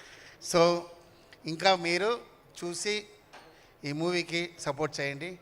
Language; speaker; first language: Telugu; non-native, learner; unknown